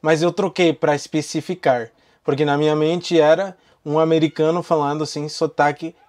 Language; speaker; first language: Portuguese; non-native, fluent; English